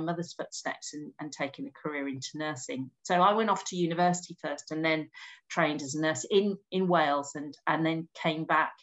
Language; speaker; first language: English; native; English